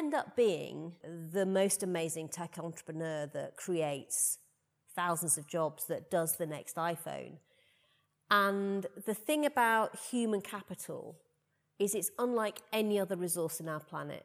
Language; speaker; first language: English; native; English